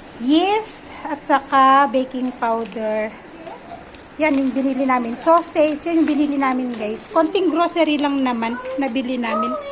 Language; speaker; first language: Filipino; native; Filipino